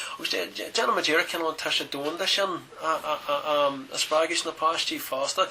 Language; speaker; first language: Irish; native; Irish